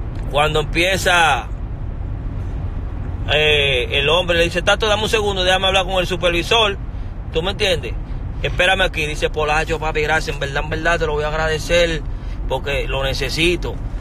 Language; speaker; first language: Spanish; early bilingual, heritage; Spanish